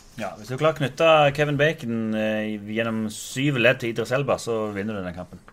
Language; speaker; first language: Norwegian; native; Norwegian